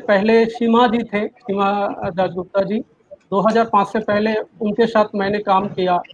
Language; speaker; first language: Hindi; non-native, local second language; Bangla